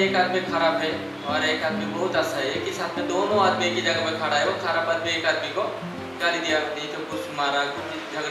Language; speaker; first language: Hindi; non-native, local second language; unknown